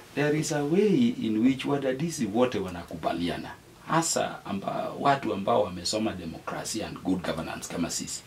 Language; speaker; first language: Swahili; non-native, local second language; Luo (Kenya and Tanzania)